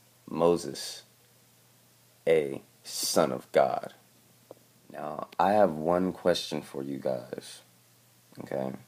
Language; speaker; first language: English; native; English